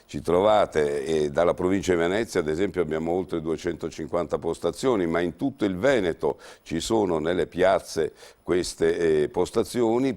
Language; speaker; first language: Italian; native; Italian